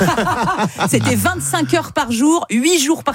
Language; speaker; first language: French; native; French